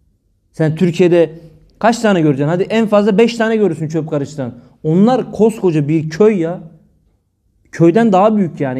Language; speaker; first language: Turkish; native; Turkish